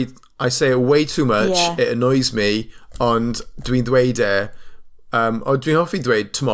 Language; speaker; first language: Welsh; non-native, local second language; English